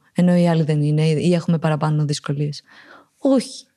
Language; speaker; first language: Greek; early bilingual, other home language; Romanian